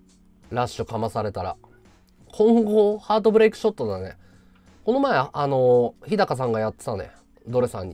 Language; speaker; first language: Japanese; native; Japanese